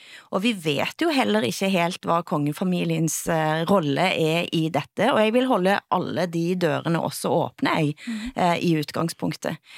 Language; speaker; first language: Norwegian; native; Norwegian